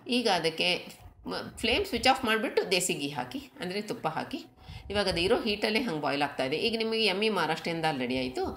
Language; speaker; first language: Kannada; non-native, local second language; Konkani